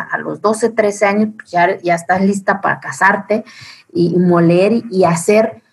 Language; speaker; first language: Spanish; early bilingual, other home language; Zapotec